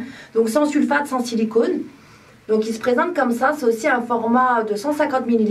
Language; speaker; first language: French; native; French